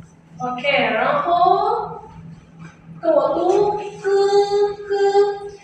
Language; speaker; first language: Chinese; non-native, fluent; Indonesian